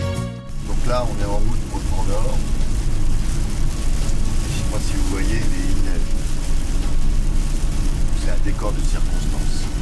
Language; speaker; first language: French; native; French